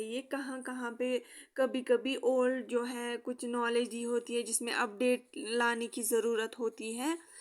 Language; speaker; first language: Hindi; native; Hindi